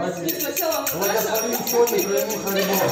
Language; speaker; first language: Russian; native; Russian